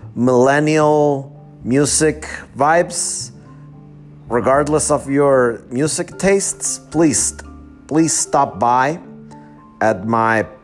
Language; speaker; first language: English; non-native, fluent; Spanish